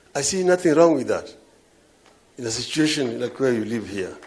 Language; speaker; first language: English; non-native, local second language; Luo (Kenya and Tanzania)